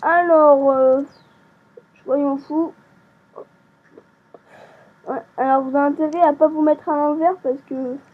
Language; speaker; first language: French; native; French